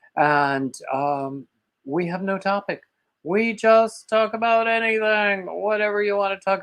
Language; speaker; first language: English; native; English